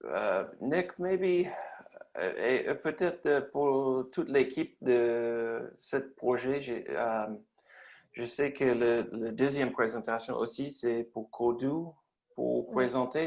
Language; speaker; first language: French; non-native, learner; English